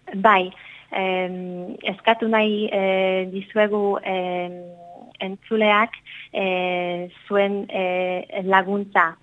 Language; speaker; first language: Basque; non-native, learner; Polish